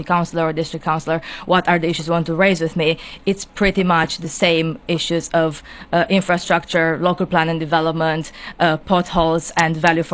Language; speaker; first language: English; non-native, fluent; Romanian